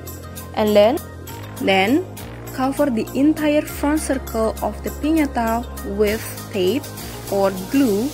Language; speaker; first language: English; non-native, fluent; Indonesian